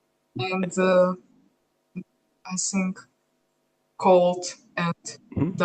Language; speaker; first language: English; non-native, learner; Russian